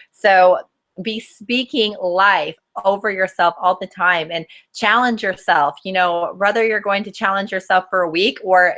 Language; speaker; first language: English; native; English